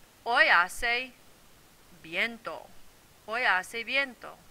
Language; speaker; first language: Spanish; non-native, fluent; English